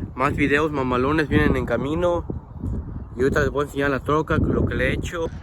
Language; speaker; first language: Spanish; early bilingual, other home language; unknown